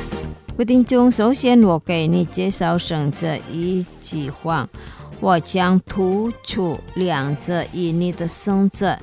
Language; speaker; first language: Chinese; non-native, learner; Indonesian